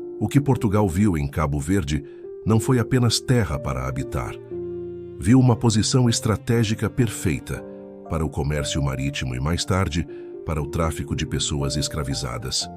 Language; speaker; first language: Portuguese; non-native, local second language; Kabuverdianu